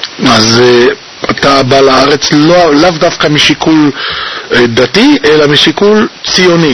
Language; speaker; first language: Hebrew; native; Hebrew